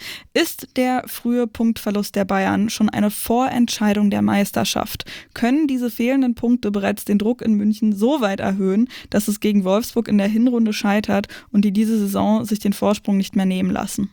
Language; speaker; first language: German; native; German